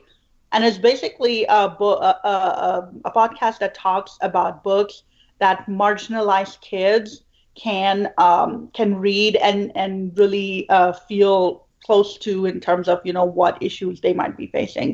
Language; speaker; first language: English; non-native, local second language; Urdu